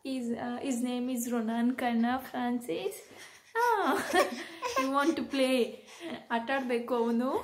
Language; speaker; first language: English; non-native, local second language; Kannada